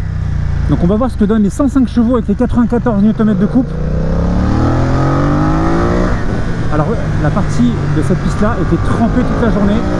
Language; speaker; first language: French; native; French